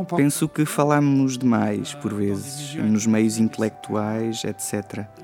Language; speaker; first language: Portuguese; non-native, fluent; Luxembourgish